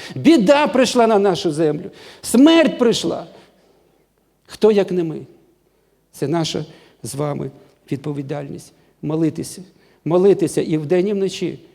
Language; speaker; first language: Ukrainian; non-native, local second language; Russian